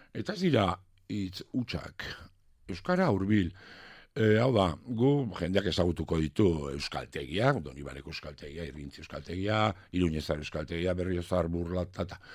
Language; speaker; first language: Basque; non-native, local second language; French